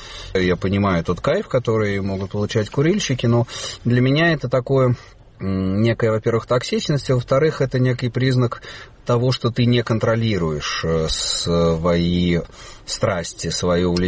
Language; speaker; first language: Russian; native; Russian